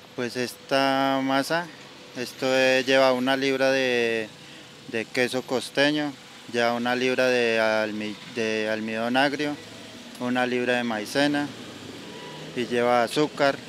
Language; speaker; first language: Spanish; native; Spanish